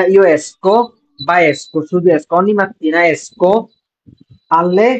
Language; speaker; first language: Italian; non-native, fluent; Bangla